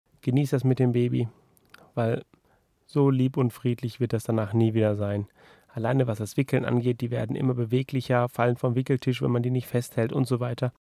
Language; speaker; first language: German; native; German